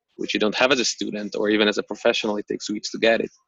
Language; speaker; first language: English; non-native, fluent; Slovak